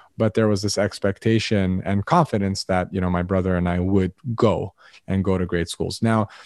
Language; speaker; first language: English; early bilingual, other home language; Arabic